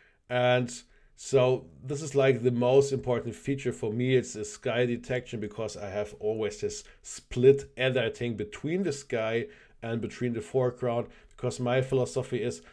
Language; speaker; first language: English; non-native, fluent; German